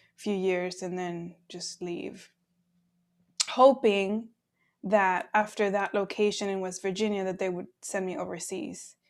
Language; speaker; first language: English; early bilingual, other home language; Spanish